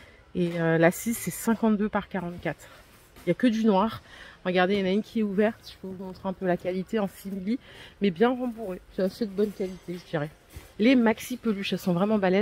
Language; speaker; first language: French; native; French